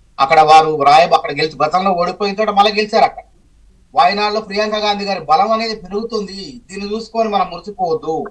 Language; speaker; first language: Telugu; native; Telugu